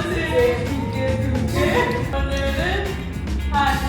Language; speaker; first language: Korean; non-native, learner; Indonesian